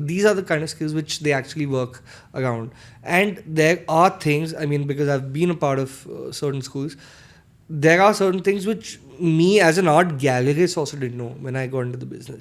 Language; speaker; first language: English; non-native, local second language; Hindi